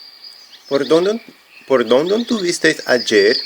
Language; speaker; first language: Spanish; non-native, fluent; Portuguese